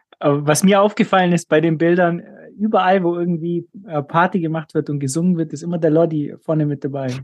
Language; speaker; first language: German; native; German